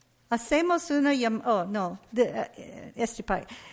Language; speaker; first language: Spanish; non-native, learner; English